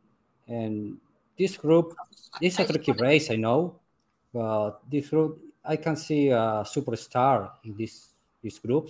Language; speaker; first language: English; non-native, learner; Spanish